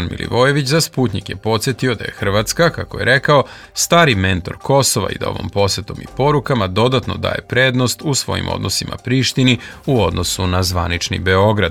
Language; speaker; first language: Serbian; native; Serbian